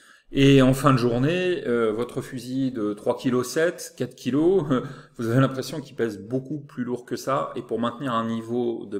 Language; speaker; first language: French; native; French